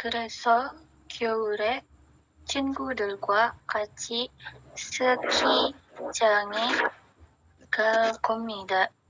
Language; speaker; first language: Korean; non-native, learner; Indonesian